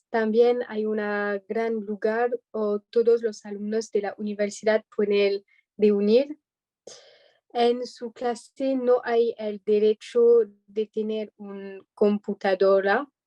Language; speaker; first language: Spanish; non-native, learner; French